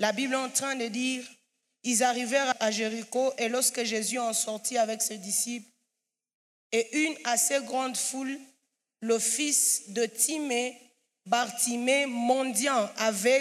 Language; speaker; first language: French; non-native, local second language; Swahili